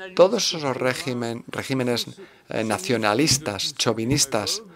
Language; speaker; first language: Spanish; non-native, fluent; German